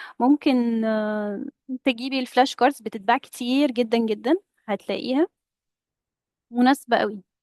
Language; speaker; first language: Arabic; native; Arabic